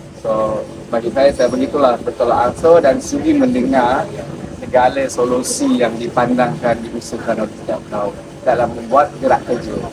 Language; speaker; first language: Malay; native; Malay